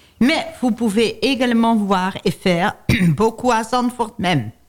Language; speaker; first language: French; non-native, learner; Dutch